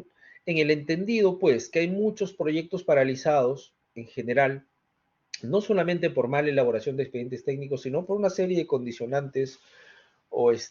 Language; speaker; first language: Spanish; native; Spanish